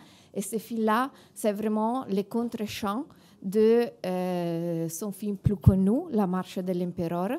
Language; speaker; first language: French; non-native, fluent; Italian